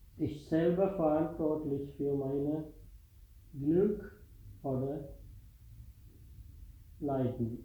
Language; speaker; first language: German; non-native, fluent; Sinhala